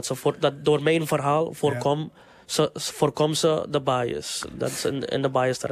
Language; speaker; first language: Dutch; non-native, local second language; English